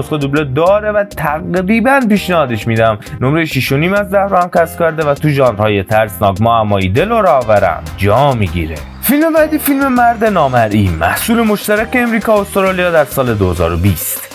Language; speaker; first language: Persian; native; Persian